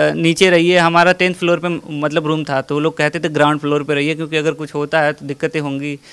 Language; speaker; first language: Hindi; native; Hindi